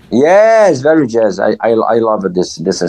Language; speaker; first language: English; non-native, learner; Portuguese